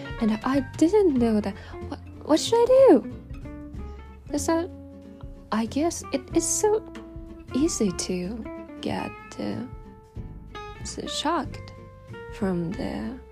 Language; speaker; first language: English; non-native, learner; Japanese